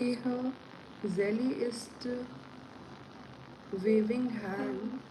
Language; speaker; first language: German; non-native, learner; Hindi